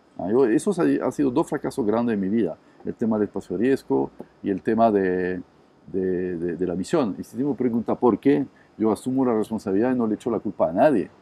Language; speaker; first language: Spanish; non-native, fluent; French